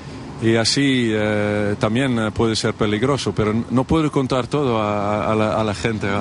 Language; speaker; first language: Spanish; non-native, fluent; Dutch